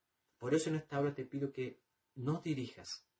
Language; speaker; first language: Spanish; native; Spanish